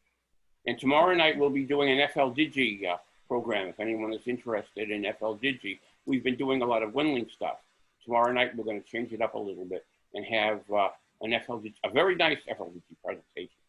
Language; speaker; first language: English; native; English